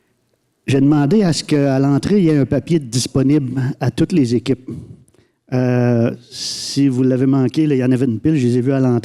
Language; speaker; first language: French; native; French